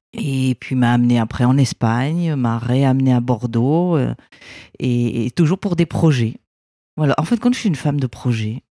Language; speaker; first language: French; native; French